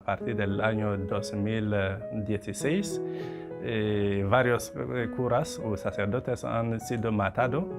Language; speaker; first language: Spanish; non-native, fluent; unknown